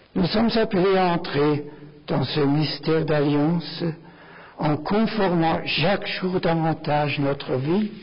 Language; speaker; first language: French; non-native, fluent; German